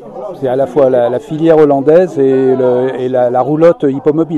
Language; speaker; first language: French; native; French